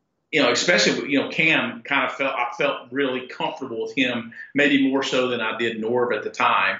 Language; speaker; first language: English; native; English